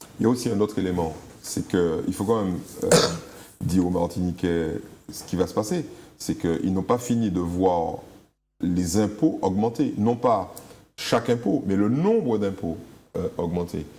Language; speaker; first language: French; native; French